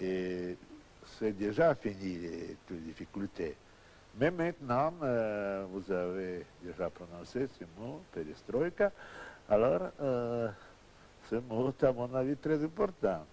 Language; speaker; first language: French; non-native, learner; Russian